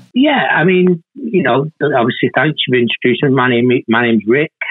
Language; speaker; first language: English; native; English